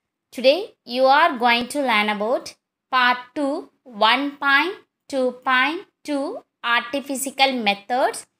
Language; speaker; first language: English; non-native, local second language; Tamil